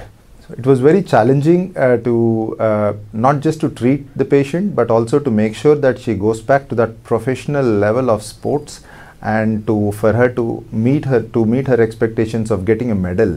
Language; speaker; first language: English; non-native, local second language; Telugu